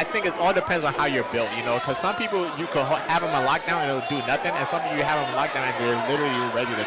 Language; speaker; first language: English; native; English